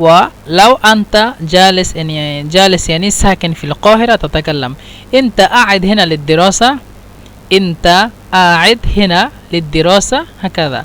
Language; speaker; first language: Arabic; non-native, fluent; Bangla